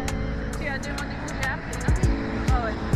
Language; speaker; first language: French; non-native, fluent; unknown